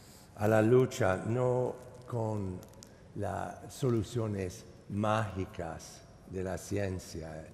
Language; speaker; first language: Spanish; non-native, fluent; English